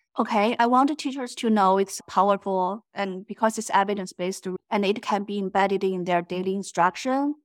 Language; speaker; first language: English; non-native, fluent; Chinese